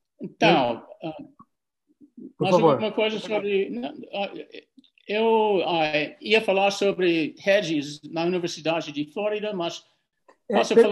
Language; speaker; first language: Portuguese; non-native, fluent; English